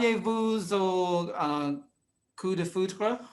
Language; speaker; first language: French; non-native, fluent; English